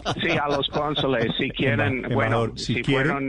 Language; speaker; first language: Spanish; non-native, fluent; English